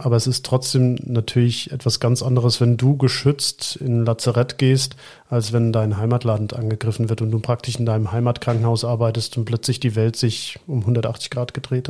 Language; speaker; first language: German; native; German